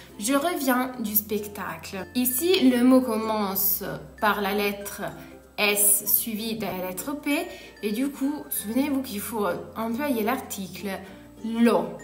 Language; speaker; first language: French; non-native, fluent; Italian